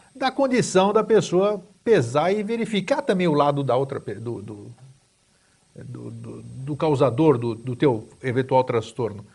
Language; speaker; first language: Portuguese; native; Portuguese